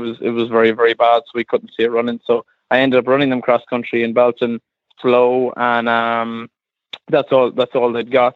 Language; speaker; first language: English; native; English